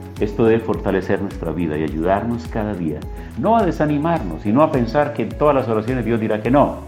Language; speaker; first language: Spanish; native; Spanish